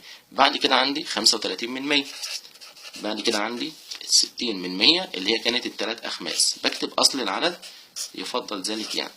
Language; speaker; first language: Arabic; native; Arabic